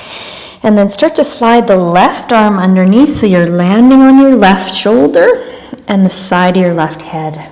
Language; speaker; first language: English; native; English